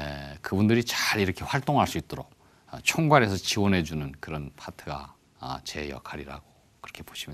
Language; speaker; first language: Korean; native; Korean